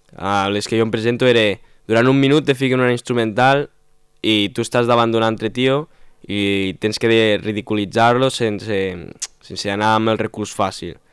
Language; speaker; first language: Catalan; non-native, local second language; Spanish